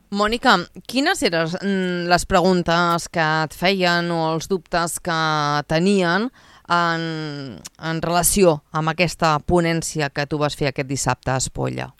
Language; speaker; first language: Catalan; native; Catalan